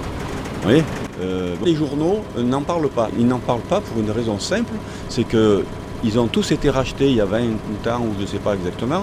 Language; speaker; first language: French; native; French